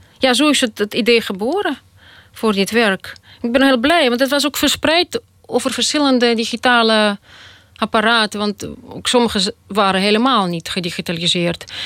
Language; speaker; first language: Dutch; non-native, fluent; Russian